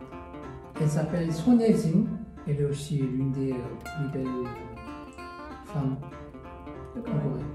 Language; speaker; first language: French; non-native, fluent; Korean